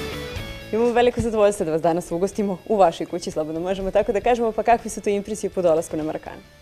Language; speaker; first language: Serbian; native; Serbian